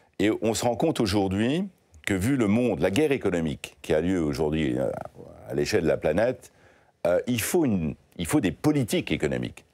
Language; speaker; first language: French; native; French